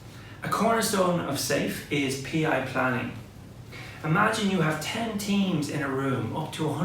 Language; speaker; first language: English; native; English